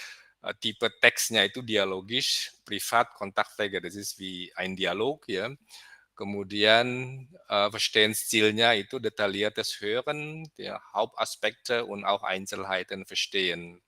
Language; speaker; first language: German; non-native, fluent; Indonesian